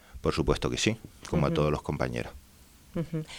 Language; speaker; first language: Spanish; native; Spanish